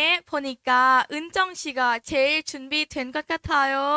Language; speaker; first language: Korean; non-native, learner; Thai